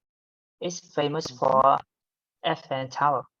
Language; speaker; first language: English; non-native, learner; Vietnamese